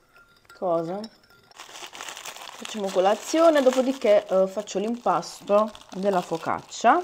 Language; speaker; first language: Italian; native; Italian